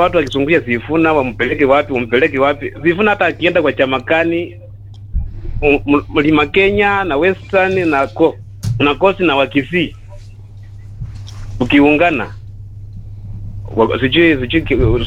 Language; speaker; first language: Swahili; native; Swahili